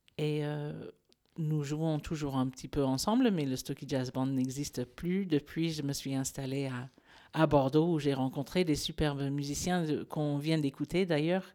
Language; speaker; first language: French; non-native, fluent; English